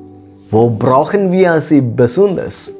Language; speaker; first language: German; non-native, fluent; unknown